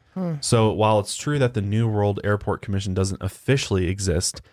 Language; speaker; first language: English; native; English